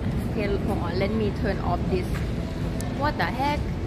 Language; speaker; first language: English; non-native, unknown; Thai